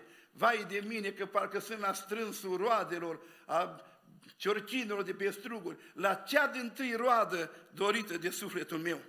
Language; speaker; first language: Romanian; native; Romanian